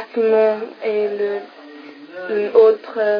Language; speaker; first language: French; non-native, learner; English